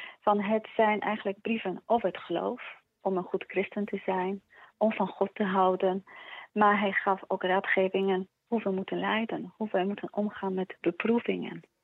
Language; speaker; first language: Dutch; early bilingual, other home language; Polish